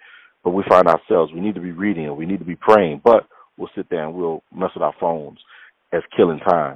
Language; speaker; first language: English; native; English